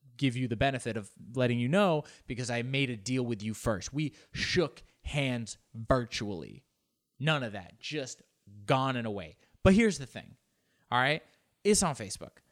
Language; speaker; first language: English; early bilingual, other home language; Spanish